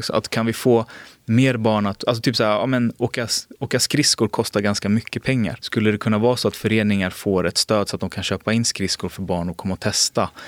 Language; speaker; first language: Swedish; native; Swedish